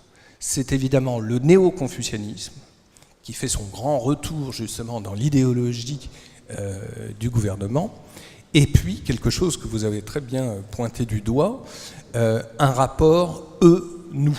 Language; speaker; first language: French; native; French